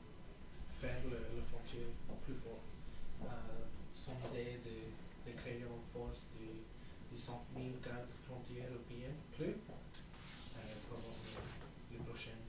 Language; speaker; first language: French; non-native, learner; English